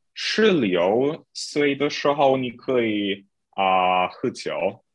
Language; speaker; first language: Chinese; non-native, learner; German